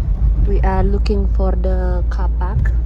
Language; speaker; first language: English; non-native, fluent; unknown